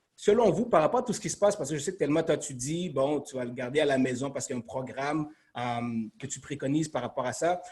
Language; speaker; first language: French; native; French